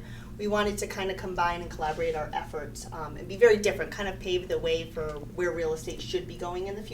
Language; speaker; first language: English; native; English